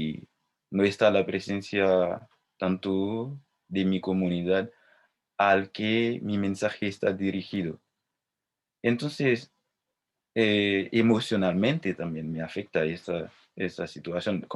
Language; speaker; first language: Spanish; non-native, fluent; Haitian Creole